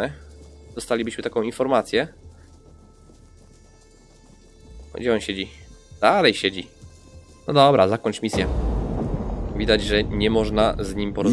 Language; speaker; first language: Polish; native; Polish